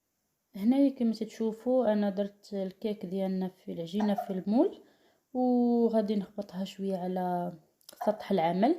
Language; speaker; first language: Arabic; native; Arabic